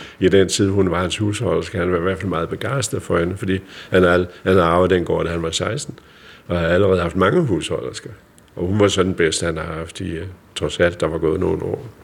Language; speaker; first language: Danish; native; Danish